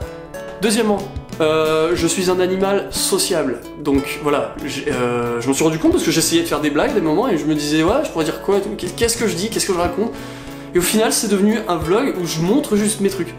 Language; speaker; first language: French; native; French